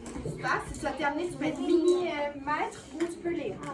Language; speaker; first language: French; native; French